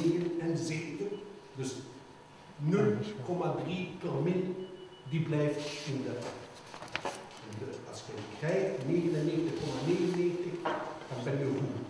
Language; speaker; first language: Dutch; non-native, local second language; French